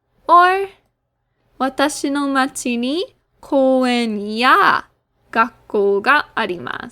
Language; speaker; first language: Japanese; non-native, fluent; English